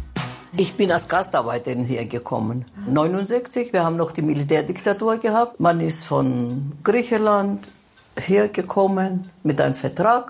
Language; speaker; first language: German; non-native, fluent; Greek